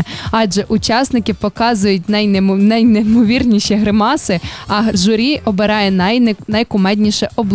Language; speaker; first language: Ukrainian; native; Ukrainian